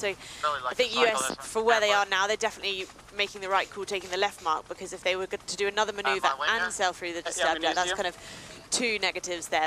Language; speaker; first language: English; native; English